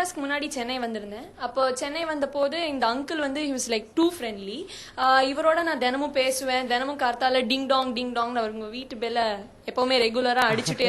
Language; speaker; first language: Tamil; early bilingual, heritage; Tamil